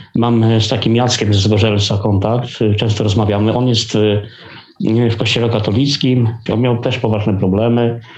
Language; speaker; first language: Polish; native; Polish